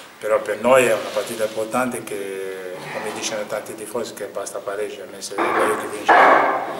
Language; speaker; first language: Italian; non-native, learner; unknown